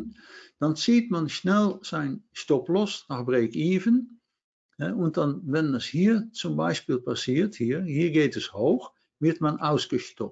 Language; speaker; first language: German; non-native, learner; Dutch